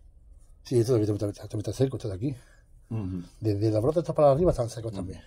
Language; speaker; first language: Spanish; native; Spanish